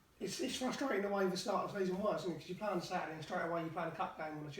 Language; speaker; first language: English; native; English